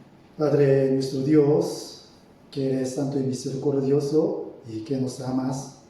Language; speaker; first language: Spanish; non-native, fluent; Korean